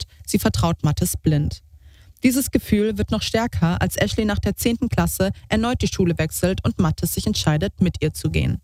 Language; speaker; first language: German; native; German